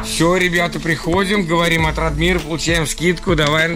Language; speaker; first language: Russian; native; Russian